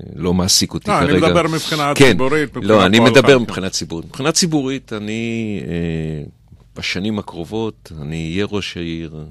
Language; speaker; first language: Hebrew; native; Hebrew